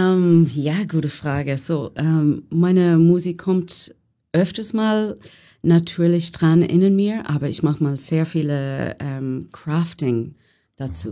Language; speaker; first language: German; non-native, learner; English